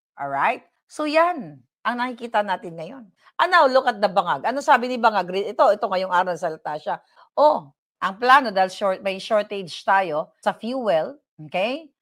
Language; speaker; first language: Filipino; non-native, local second language; Cebuano